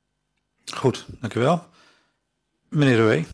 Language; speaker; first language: Dutch; native; Dutch